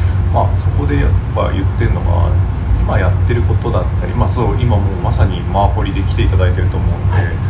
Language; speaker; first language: Japanese; native; Japanese